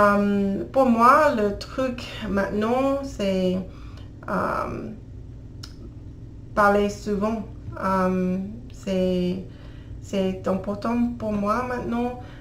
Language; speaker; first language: French; non-native, learner; English